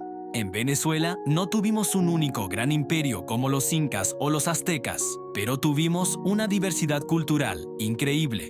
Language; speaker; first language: Spanish; native; Spanish